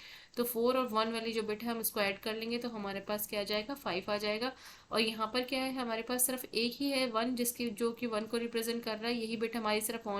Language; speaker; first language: Hindi; native; Hindi